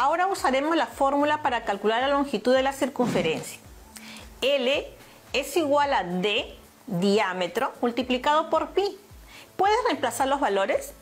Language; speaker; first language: Spanish; native; Spanish